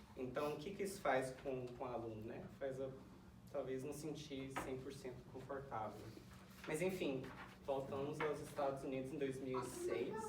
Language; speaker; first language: Portuguese; early bilingual, heritage; Portuguese